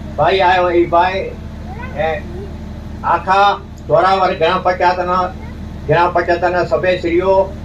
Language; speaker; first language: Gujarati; non-native, local second language; Kachhi